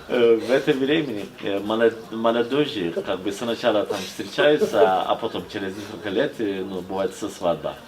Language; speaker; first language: Russian; non-native, fluent; Turkish